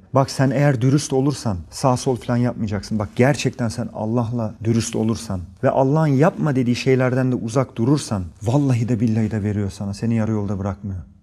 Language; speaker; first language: Turkish; early bilingual, heritage; Turkish